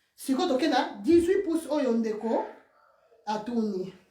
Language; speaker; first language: French; non-native, local second language; Lingala